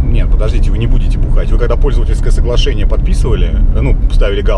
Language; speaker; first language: Russian; native; Russian